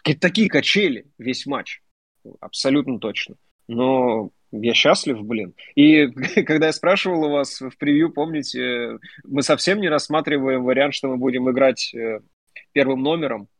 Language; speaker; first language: Russian; native; Russian